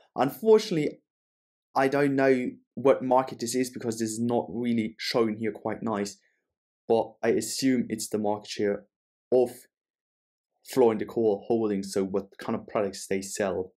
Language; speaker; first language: English; non-native, fluent; German